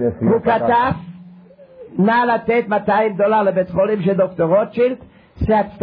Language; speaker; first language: Hebrew; non-native, fluent; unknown